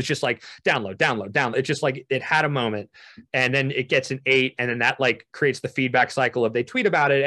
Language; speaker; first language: English; native; English